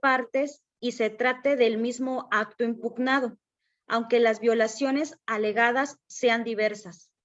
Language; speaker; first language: Spanish; native; Spanish